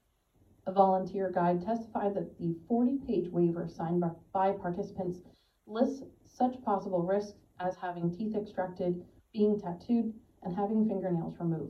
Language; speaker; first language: English; native; English